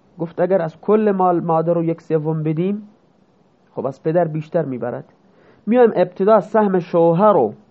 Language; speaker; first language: Persian; non-native, local second language; Baluchi